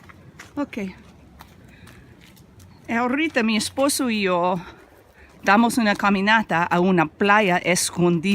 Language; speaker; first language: Spanish; non-native, learner; English